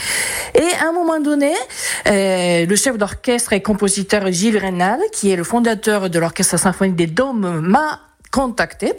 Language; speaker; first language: French; non-native, fluent; Japanese